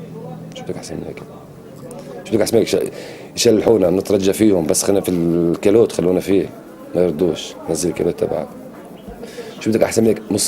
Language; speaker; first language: Arabic; native; Arabic